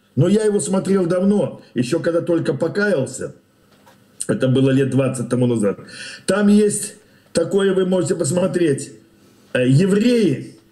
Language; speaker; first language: Russian; native; Russian